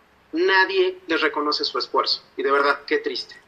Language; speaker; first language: Spanish; native; Spanish